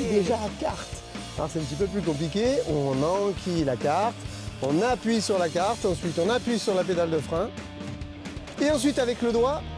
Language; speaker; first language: French; native; French